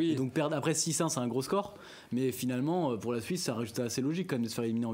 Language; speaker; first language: French; native; French